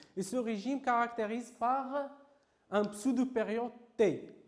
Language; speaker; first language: French; non-native, local second language; Arabic